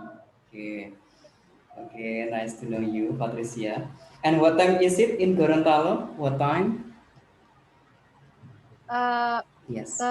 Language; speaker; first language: English; non-native, learner; Indonesian